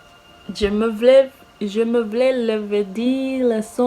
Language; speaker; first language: French; non-native, learner; English